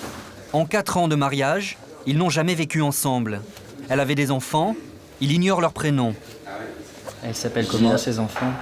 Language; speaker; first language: French; native; French